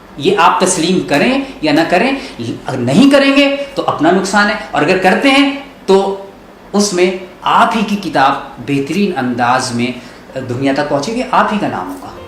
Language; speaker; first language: Urdu; native; Urdu